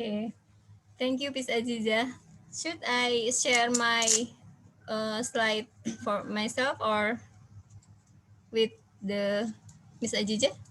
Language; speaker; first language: English; non-native, fluent; Indonesian